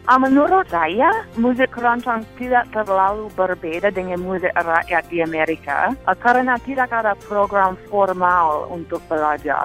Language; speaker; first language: Indonesian; non-native, fluent; English